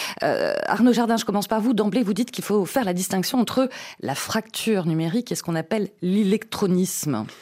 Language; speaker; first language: French; native; French